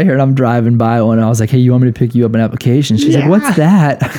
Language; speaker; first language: English; native; English